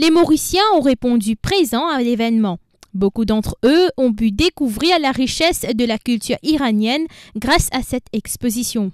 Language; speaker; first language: French; non-native, local second language; Morisyen